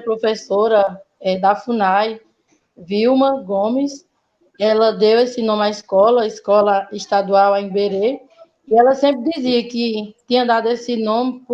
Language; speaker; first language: Portuguese; native; Portuguese